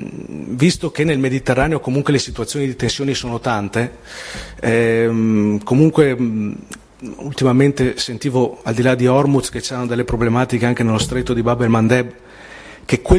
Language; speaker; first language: Italian; native; Italian